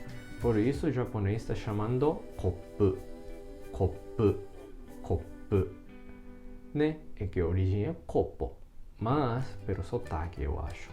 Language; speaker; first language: Portuguese; non-native, fluent; Japanese